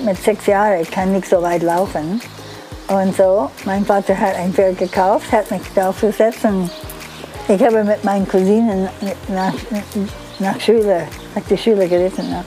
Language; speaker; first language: German; non-native, learner; Dutch